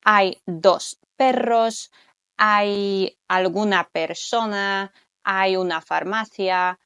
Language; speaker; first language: Spanish; non-native, fluent; Polish